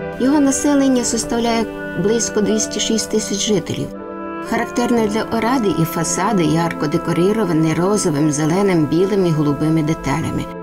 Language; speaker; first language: Ukrainian; native; Ukrainian